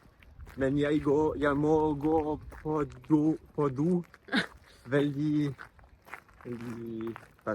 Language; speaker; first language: Norwegian; non-native, learner; French